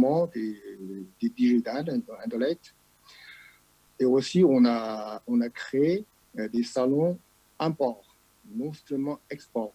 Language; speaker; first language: French; non-native, fluent; Chinese